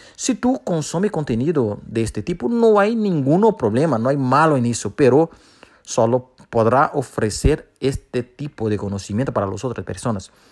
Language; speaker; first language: Spanish; non-native, fluent; Portuguese